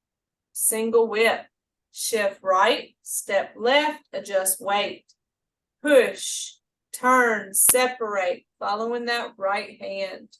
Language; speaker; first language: English; native; English